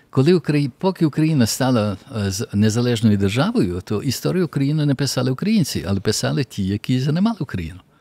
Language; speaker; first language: Ukrainian; early bilingual, heritage; Ukrainian